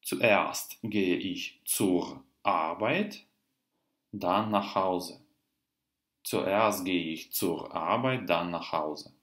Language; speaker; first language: German; non-native, fluent; Russian